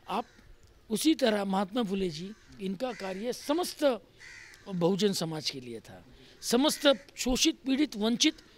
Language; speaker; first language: Hindi; non-native, local second language; Marathi